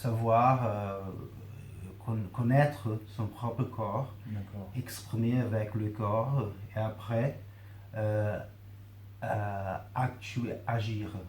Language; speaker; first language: French; non-native, fluent; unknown